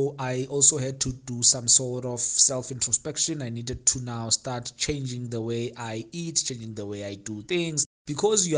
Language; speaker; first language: English; non-native, local second language; Xhosa